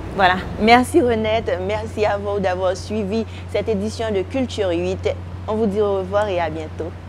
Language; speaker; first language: French; non-native, local second language; Haitian Creole